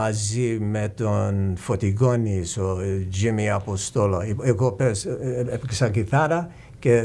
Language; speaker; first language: Greek; early bilingual, heritage; English